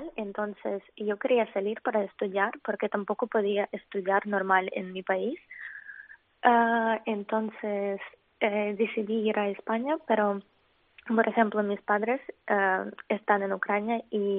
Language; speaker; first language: Spanish; non-native, fluent; Ukrainian